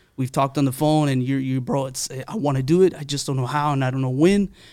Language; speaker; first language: English; early bilingual, other home language; Spanish